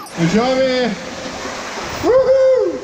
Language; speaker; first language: Swedish; native; Swedish